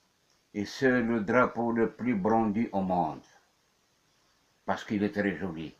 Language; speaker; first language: French; non-native, local second language; Kabyle